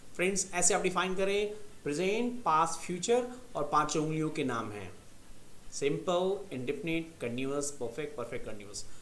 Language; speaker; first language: Hindi; native; Hindi